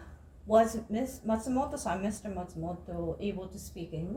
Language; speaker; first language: English; non-native, fluent; Japanese